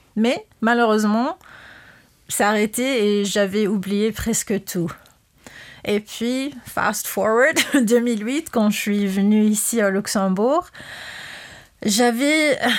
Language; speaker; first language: French; non-native, fluent; English